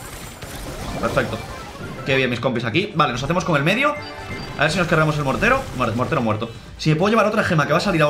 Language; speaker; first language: Spanish; native; Spanish